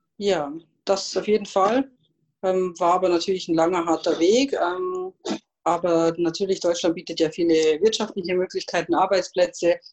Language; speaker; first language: German; non-native, fluent; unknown